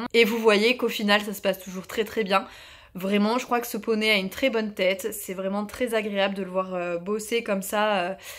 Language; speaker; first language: French; native; French